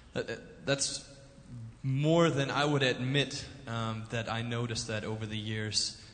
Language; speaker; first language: English; early bilingual, other home language; German